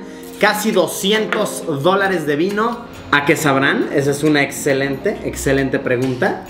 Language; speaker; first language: Spanish; native; Spanish